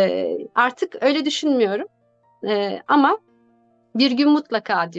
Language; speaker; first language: Turkish; native; Turkish